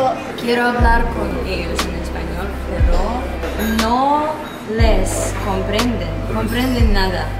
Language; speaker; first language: Spanish; non-native, learner; Russian